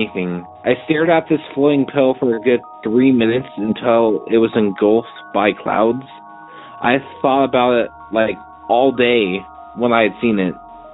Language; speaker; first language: English; native; English